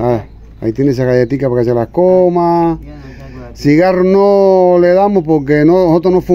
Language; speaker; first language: Spanish; native; Spanish